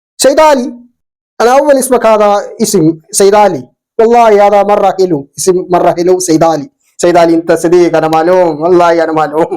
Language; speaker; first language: Arabic; non-native, learner; Malayalam